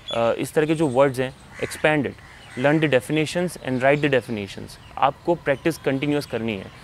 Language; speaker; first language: Hindi; native; Hindi